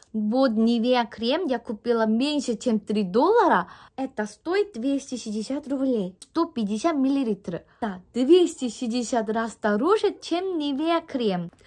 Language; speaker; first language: Russian; non-native, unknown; Korean